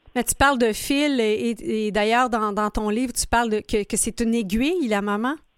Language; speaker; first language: French; native; French